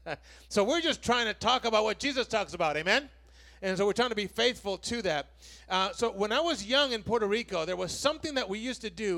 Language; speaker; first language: English; non-native, fluent; Spanish